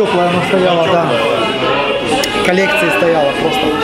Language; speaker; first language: Russian; native; Russian